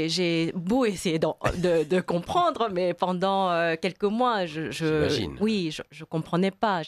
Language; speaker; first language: French; non-native, fluent; Korean